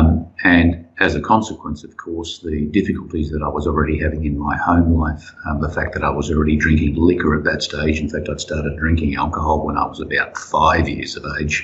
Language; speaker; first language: English; native; English